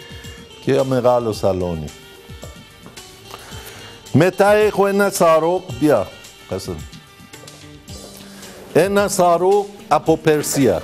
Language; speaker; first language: Greek; non-native, learner; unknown